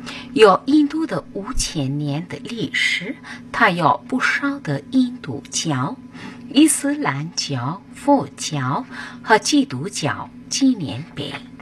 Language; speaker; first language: Chinese; non-native, learner; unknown